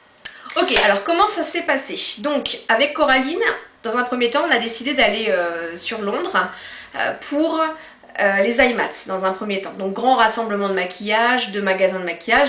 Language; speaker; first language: French; native; French